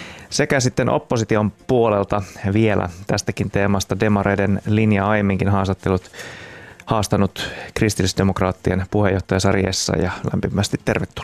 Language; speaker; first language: Finnish; native; Finnish